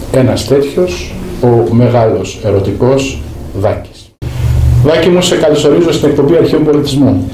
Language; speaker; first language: Greek; native; Greek